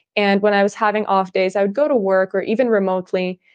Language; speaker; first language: English; early bilingual, other home language; Russian